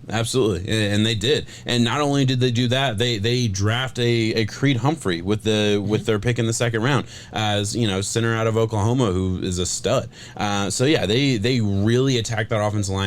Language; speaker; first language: English; native; English